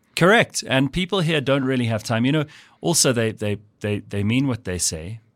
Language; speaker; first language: English; native; English